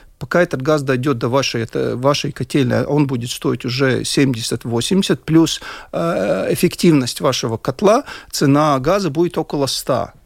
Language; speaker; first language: Russian; non-native, local second language; Latvian